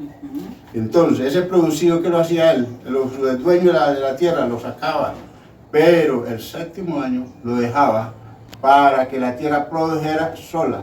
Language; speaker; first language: Spanish; native; Spanish